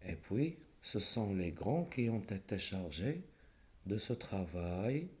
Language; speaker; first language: French; non-native, local second language; Arabic